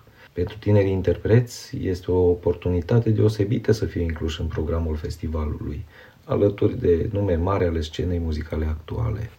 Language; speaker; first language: Romanian; native; Romanian